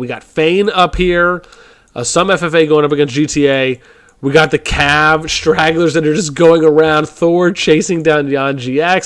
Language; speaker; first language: English; native; English